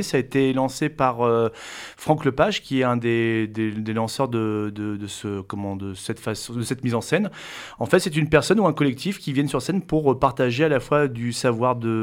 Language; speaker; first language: French; native; French